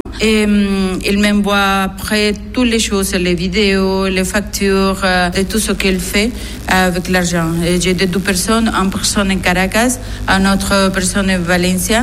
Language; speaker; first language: French; non-native, learner; Spanish